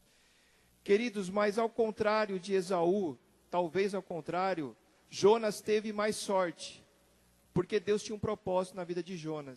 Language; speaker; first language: Portuguese; native; Portuguese